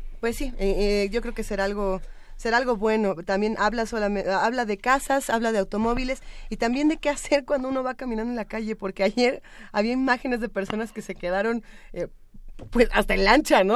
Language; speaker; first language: Spanish; native; Spanish